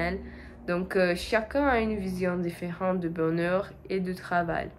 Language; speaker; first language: French; non-native, learner; Portuguese